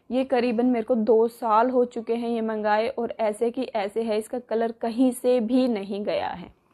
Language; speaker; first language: Hindi; native; Hindi